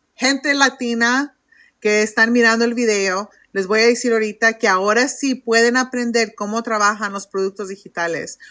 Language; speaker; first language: Spanish; early bilingual, heritage; Spanish